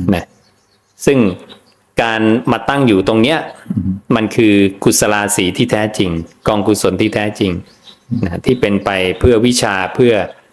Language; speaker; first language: Thai; native; Thai